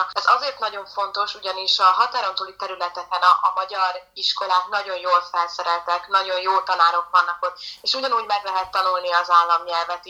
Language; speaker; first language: Hungarian; native; Hungarian